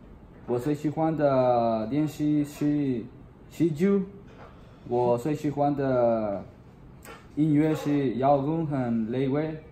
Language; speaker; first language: Chinese; non-native, learner; Spanish